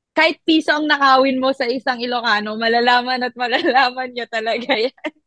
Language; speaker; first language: Filipino; non-native, local second language; Iloko